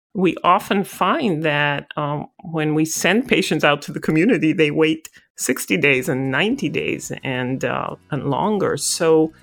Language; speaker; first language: English; non-native, fluent; Hebrew